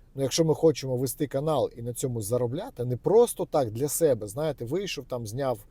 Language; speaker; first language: Ukrainian; native; Ukrainian